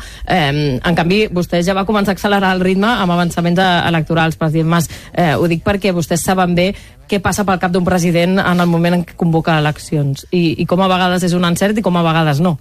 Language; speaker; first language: Catalan; native; Catalan